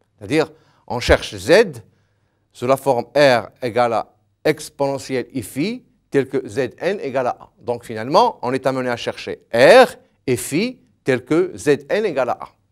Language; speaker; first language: French; non-native, local second language; Arabic